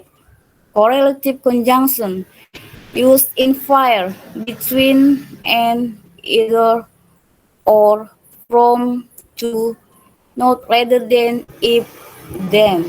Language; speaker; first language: English; non-native, learner; Indonesian